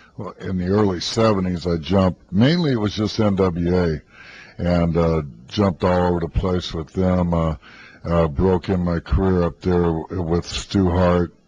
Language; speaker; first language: English; native; English